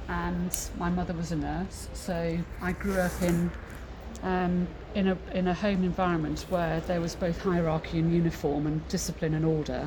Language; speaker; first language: English; native; English